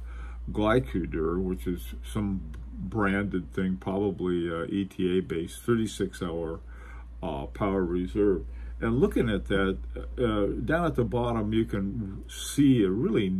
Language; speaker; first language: English; native; English